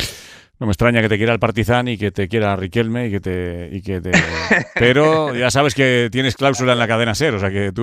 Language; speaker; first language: Spanish; native; Spanish